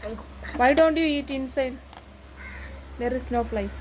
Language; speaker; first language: English; non-native, learner; Malayalam